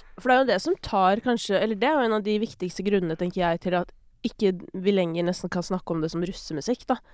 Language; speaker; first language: Norwegian; native; Norwegian